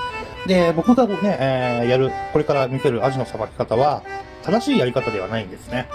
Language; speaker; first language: Japanese; native; Japanese